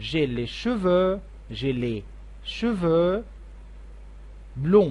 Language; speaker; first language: French; non-native, fluent; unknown